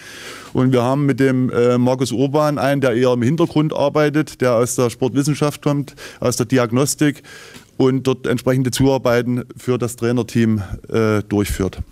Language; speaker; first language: German; native; German